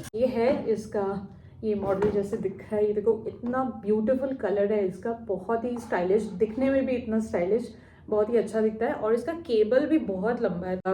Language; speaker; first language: Hindi; non-native, local second language; Assamese